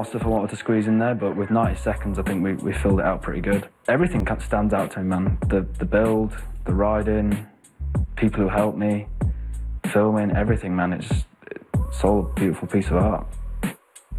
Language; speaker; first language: English; native; English